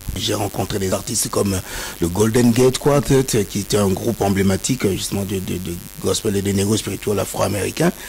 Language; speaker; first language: French; non-native, local second language; Kongo